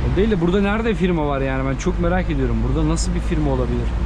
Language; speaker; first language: Turkish; native; Turkish